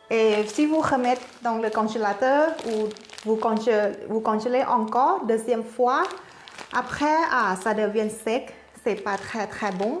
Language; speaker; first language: French; non-native, learner; Thai